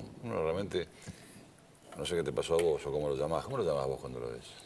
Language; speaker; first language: Spanish; native; Spanish